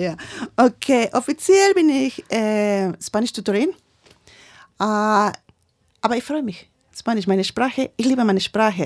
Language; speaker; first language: German; non-native, learner; Spanish